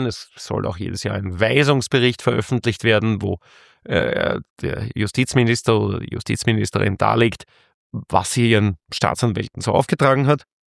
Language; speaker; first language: German; native; German